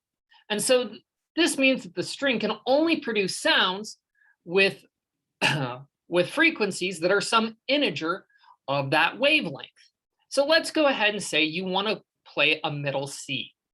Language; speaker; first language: English; native; English